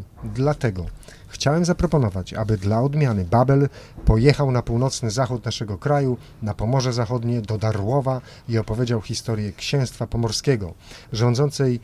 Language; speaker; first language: Polish; native; Polish